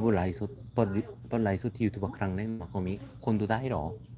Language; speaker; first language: Thai; non-native, learner; Korean